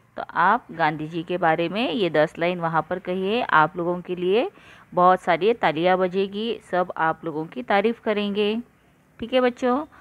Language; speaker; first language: Hindi; non-native, local second language; Marathi